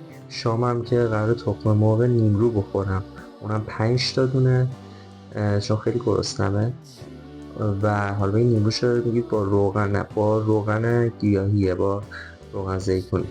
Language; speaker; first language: Persian; native; Persian